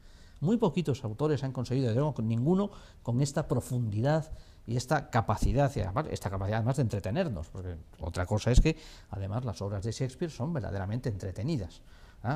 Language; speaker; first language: Spanish; native; Spanish